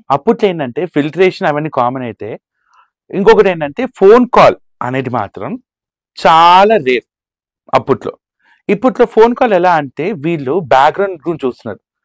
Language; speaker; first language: Telugu; native; Telugu